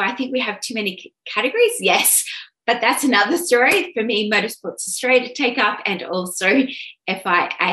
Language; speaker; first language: English; native; English